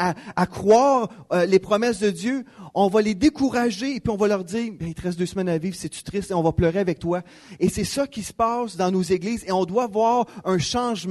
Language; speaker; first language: French; native; French